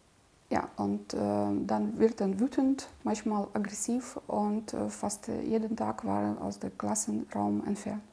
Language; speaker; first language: German; non-native, fluent; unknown